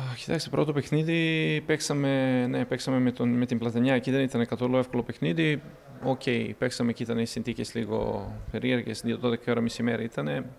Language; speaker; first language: Greek; non-native, fluent; Serbian